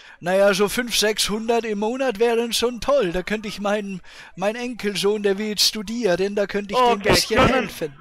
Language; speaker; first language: German; native; German